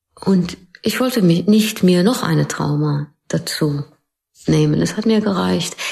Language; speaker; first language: German; non-native, fluent; Arabic